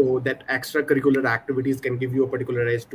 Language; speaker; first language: English; non-native, local second language; Punjabi